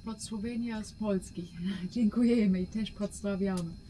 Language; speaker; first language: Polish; non-native, learner; German